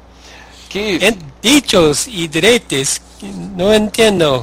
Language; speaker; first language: Spanish; non-native, learner; English